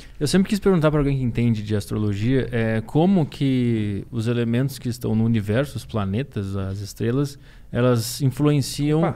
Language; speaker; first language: Portuguese; native; Portuguese